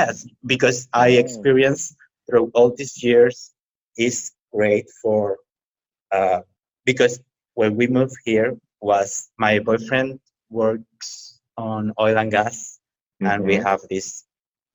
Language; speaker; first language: English; non-native, fluent; Spanish